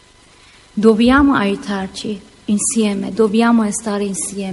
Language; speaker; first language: Italian; non-native, learner; Persian